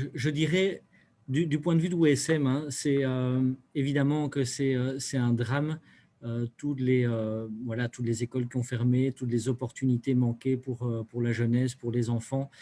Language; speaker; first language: French; native; French